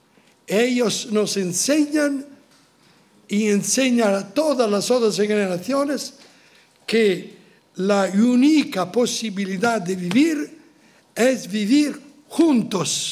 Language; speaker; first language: Spanish; non-native, fluent; Italian